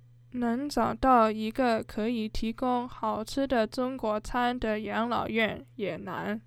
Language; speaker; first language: Chinese; early bilingual, heritage; Chinese